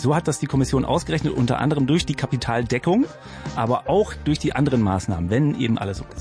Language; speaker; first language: German; native; German